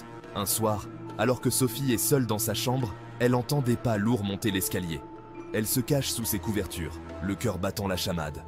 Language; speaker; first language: French; native; French